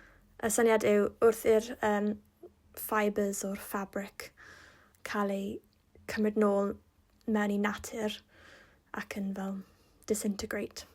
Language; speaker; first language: Welsh; non-native, local second language; English